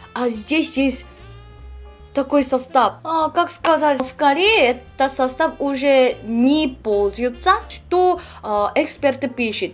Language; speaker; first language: Russian; non-native, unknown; Korean